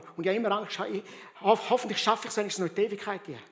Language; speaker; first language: German; early bilingual, heritage; German